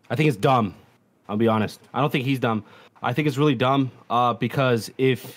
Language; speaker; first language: English; native; English